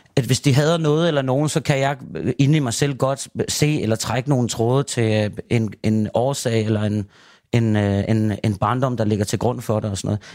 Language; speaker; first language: Danish; native; Danish